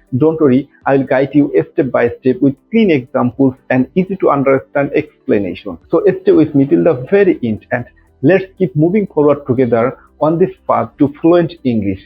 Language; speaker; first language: English; non-native, local second language; Bangla